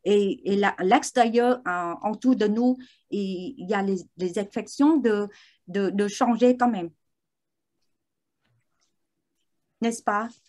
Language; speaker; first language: French; non-native, learner; Vietnamese